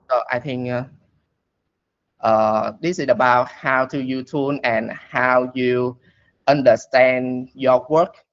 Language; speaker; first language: English; non-native, learner; Vietnamese